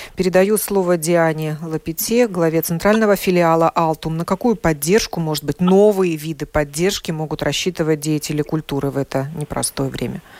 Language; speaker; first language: Russian; native; Russian